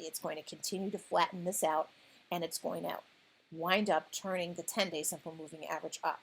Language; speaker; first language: English; native; English